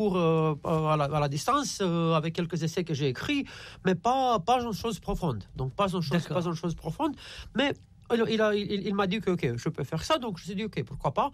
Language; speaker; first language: French; non-native, fluent; Romanian